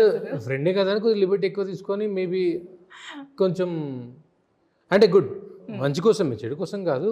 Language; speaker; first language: Telugu; native; Telugu